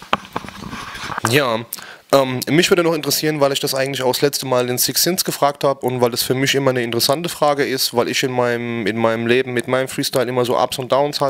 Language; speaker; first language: German; native; German